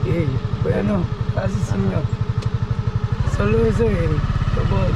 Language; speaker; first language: Spanish; non-native, learner; Filipino